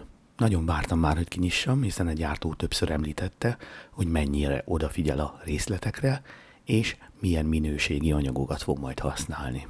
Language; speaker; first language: Hungarian; native; Hungarian